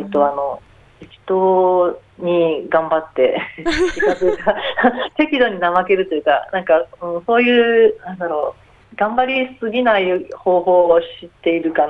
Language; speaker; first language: Japanese; native; Japanese